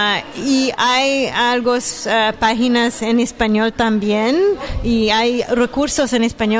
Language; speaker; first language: Spanish; non-native, fluent; French